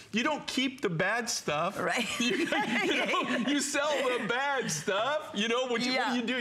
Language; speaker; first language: English; native; English